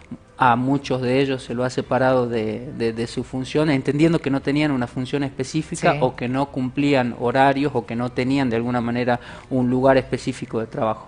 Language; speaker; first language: Spanish; native; Spanish